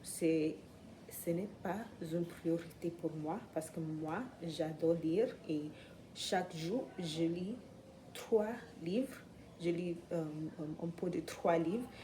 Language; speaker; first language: French; non-native, learner; English